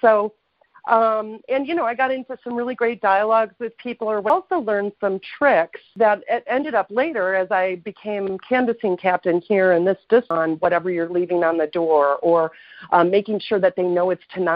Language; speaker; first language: English; native; English